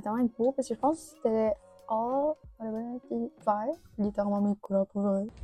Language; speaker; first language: French; native; French